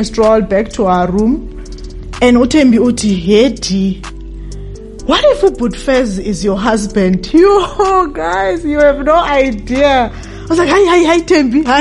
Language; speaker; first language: English; non-native, local second language; Tsonga